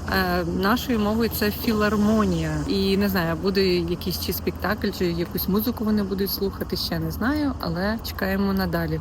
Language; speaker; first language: Ukrainian; native; Ukrainian